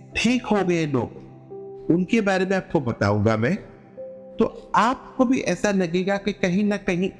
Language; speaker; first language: Hindi; non-native, local second language; Gujarati